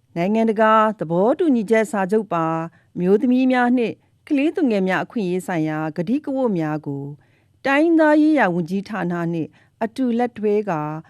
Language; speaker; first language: Burmese; non-native, local second language; S'gaw Karen